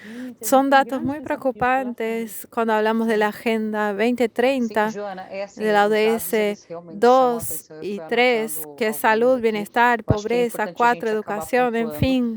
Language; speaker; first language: Spanish; non-native, fluent; Portuguese